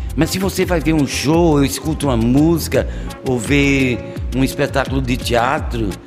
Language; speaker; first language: Portuguese; native; Portuguese